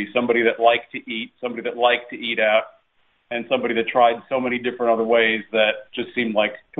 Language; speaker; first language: English; native; English